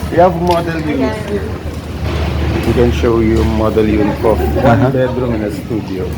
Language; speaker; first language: English; non-native, local second language; Filipino